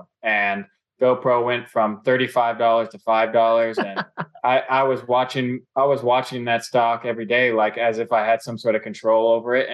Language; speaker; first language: English; native; English